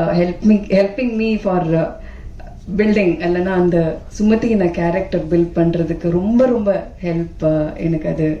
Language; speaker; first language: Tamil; non-native, fluent; Malayalam